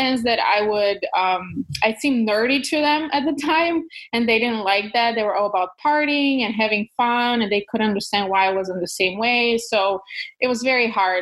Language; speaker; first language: English; non-native, fluent; Bulgarian